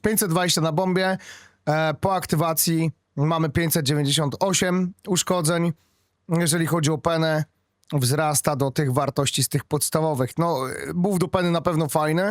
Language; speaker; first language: Polish; native; Polish